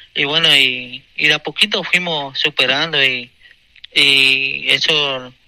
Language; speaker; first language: Spanish; native; Spanish